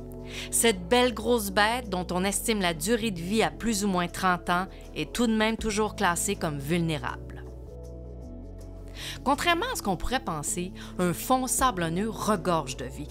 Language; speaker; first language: French; native; French